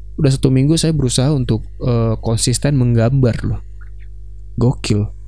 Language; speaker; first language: Indonesian; non-native, local second language; Minangkabau